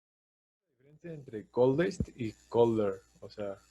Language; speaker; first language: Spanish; native; Spanish